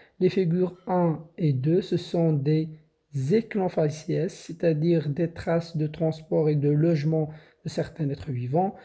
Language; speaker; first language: French; non-native, local second language; Arabic